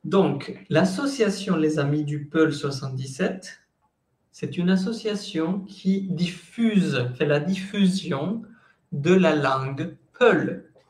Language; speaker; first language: French; non-native, fluent; Spanish